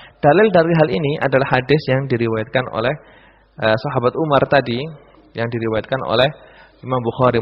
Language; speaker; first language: Indonesian; native; Indonesian